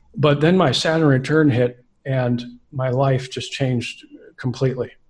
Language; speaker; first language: English; native; English